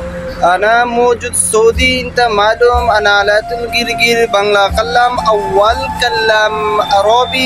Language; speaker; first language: Arabic; non-native, learner; Bangla